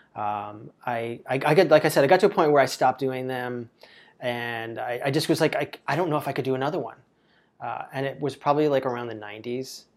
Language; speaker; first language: English; native; English